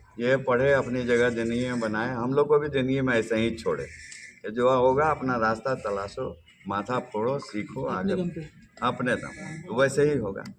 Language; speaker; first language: Hindi; native; Hindi